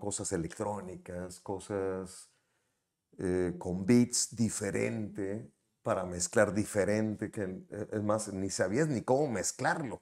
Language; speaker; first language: Spanish; native; Spanish